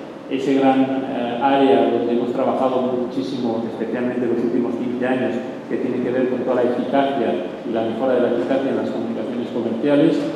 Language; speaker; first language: Spanish; native; Spanish